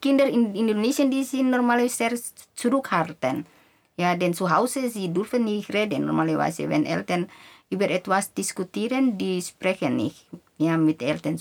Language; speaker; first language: German; non-native, fluent; Indonesian